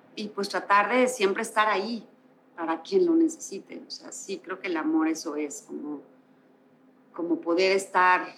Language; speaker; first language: Spanish; native; Spanish